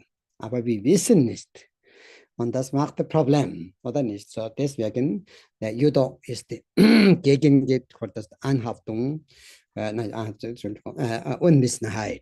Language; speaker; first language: German; non-native, learner; Tibetan